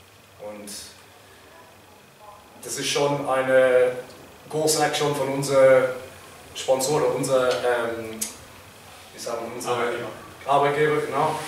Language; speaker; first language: German; non-native, fluent; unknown